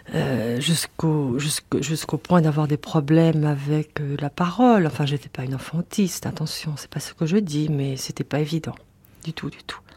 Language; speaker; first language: French; native; French